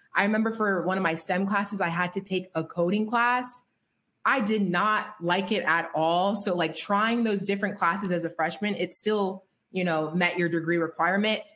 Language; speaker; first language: English; native; English